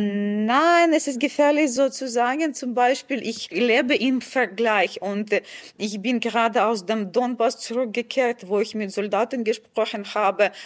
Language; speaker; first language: German; non-native, fluent; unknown